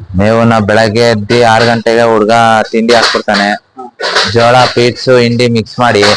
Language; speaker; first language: Kannada; native; Kannada